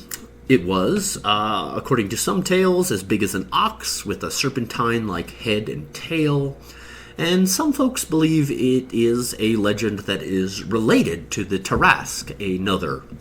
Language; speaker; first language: English; native; English